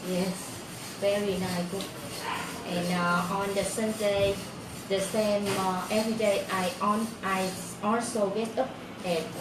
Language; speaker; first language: English; non-native, learner; Vietnamese